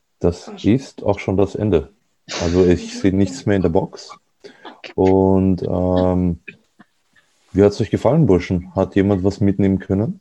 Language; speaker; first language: German; early bilingual, other home language; Arabic